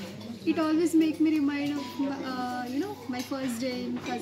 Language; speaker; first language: English; non-native, local second language; Hindi